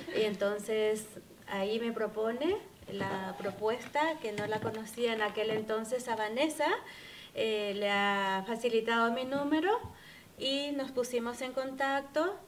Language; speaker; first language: Spanish; native; Spanish